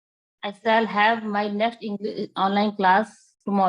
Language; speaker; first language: English; non-native, learner; Marathi